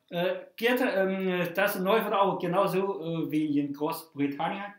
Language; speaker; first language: German; non-native, fluent; Chinese